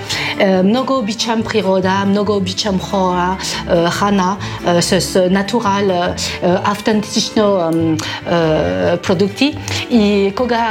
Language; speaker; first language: Bulgarian; non-native, learner; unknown